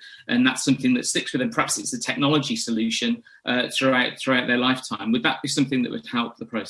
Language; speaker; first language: English; native; English